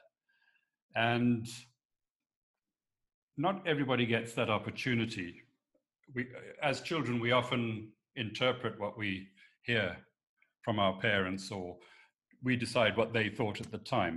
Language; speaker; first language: English; native; English